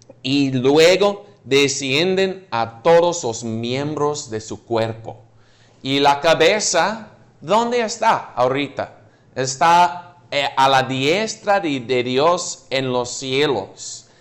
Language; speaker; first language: Spanish; non-native, fluent; English